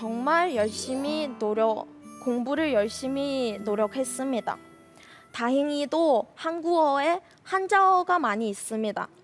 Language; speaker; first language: Korean; non-native, fluent; Chinese